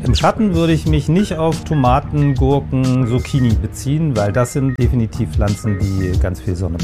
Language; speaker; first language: German; native; German